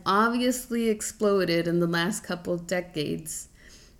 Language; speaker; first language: English; native; English